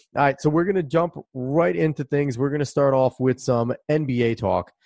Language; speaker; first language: English; native; English